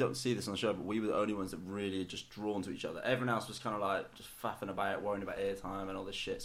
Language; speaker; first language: English; native; English